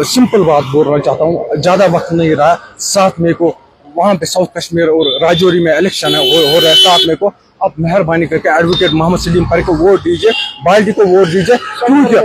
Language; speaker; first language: Hindi; non-native, local second language; Kashmiri